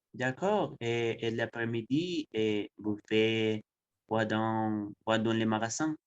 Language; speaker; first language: French; non-native, learner; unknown